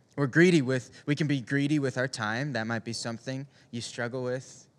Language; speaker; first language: English; native; English